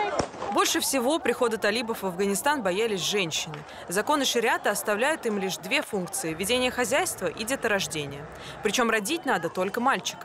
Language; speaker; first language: Russian; native; Russian